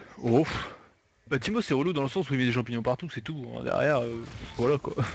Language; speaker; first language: French; native; French